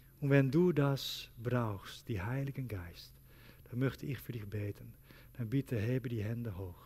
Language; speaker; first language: German; non-native, learner; Dutch